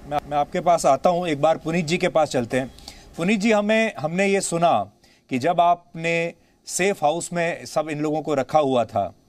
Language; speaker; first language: Hindi; native; Hindi